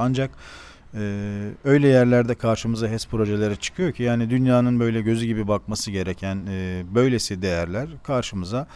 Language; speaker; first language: Turkish; native; Turkish